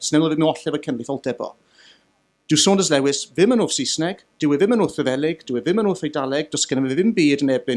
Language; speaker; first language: Welsh; native; Welsh